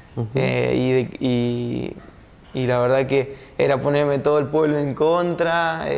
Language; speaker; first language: Spanish; native; Spanish